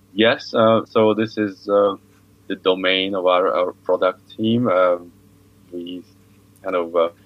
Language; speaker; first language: English; non-native, fluent; Hungarian